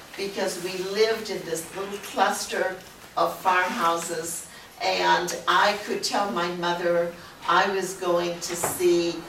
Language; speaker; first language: English; early bilingual, other home language; German